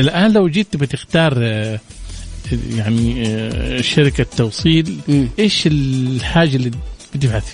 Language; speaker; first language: Arabic; native; Arabic